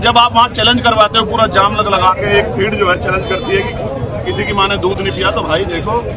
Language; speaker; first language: Hindi; native; Hindi